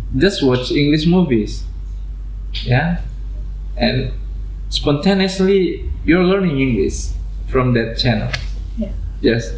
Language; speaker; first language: English; non-native, fluent; Indonesian